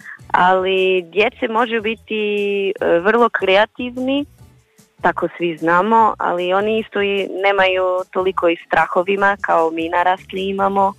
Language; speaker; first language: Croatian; non-native, learner; Portuguese